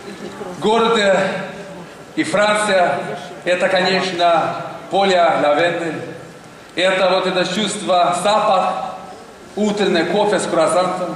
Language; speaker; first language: Russian; non-native, learner; Swedish